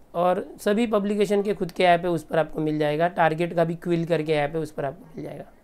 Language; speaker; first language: Hindi; native; Hindi